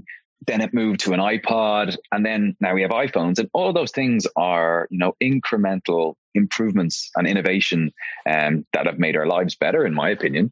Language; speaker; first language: English; native; English